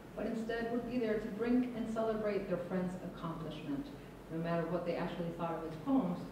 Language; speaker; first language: English; non-native, fluent; Spanish